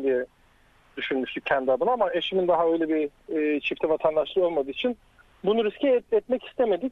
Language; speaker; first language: Turkish; native; Turkish